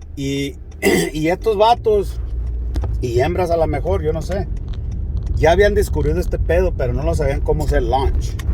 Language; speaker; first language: Spanish; early bilingual, heritage; Spanish